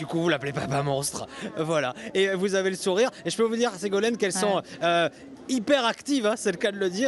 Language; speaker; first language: French; native; French